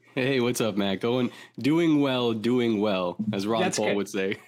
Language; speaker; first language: English; native; English